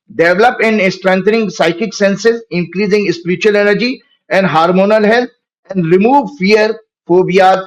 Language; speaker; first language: English; non-native, local second language; Hindi